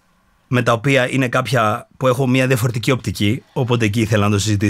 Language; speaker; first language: Greek; native; Greek